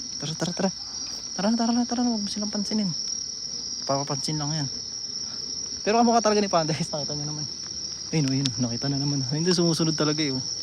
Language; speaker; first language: Filipino; native; Filipino